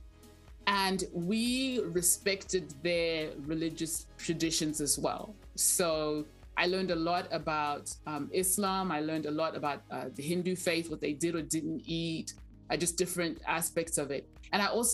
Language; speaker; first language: English; non-native, local second language; Shona